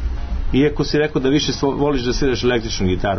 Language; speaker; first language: Serbian; native; Serbian